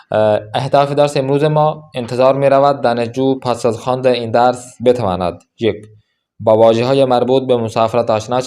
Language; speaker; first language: Persian; non-native, fluent; Urdu